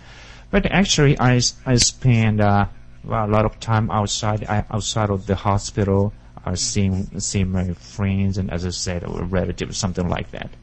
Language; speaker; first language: English; non-native, learner; Japanese